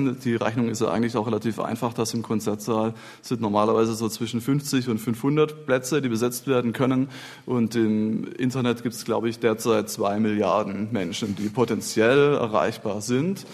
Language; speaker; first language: German; native; German